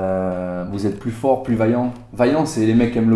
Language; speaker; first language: French; native; French